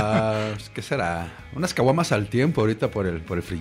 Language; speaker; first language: Spanish; native; Spanish